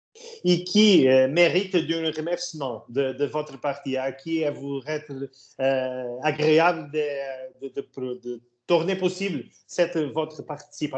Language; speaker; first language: French; non-native, learner; Portuguese